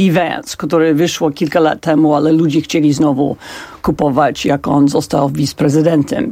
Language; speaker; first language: Polish; non-native, fluent; English